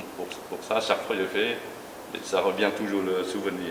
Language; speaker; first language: French; non-native, learner; Chinese